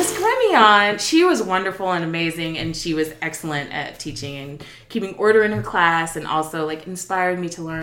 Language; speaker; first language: English; native; English